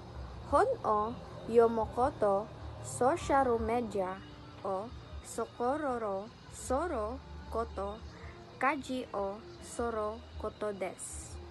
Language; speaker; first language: Japanese; non-native, learner; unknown